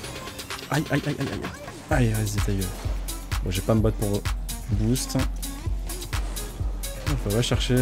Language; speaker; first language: French; native; French